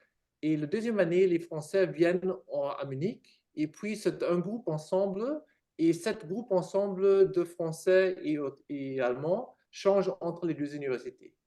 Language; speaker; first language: French; non-native, fluent; German